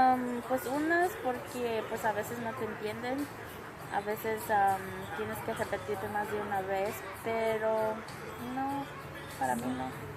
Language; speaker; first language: Spanish; early bilingual, other home language; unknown